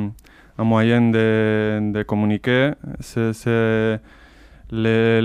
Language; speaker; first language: French; non-native, fluent; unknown